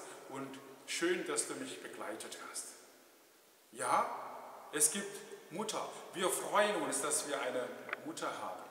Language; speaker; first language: German; non-native, fluent; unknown